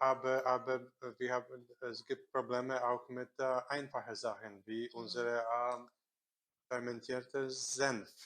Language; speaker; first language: German; non-native, learner; Korean